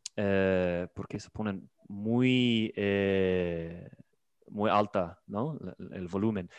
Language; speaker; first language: Spanish; non-native, fluent; English